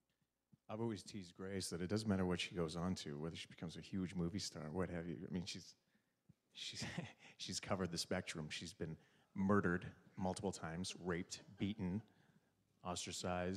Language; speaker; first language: English; native; English